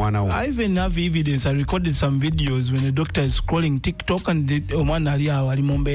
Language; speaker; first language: English; non-native, local second language; Ganda